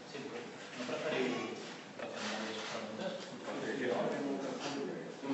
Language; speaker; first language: Catalan; native; Catalan